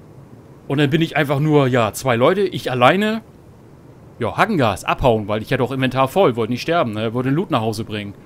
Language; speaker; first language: German; native; German